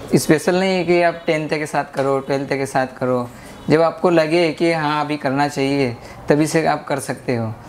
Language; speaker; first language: Hindi; native; Hindi